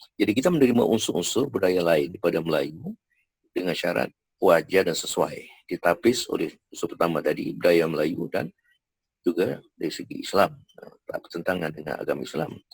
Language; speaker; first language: Malay; native; Malay